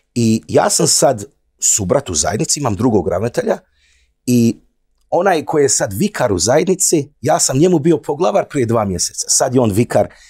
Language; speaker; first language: Croatian; early bilingual, heritage; Croatian